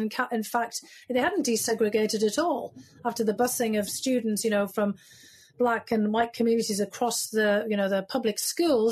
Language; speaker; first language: English; native; English